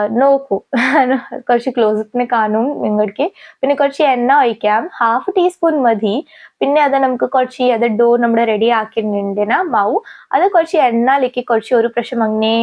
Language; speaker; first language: Malayalam; non-native, local second language; Hindi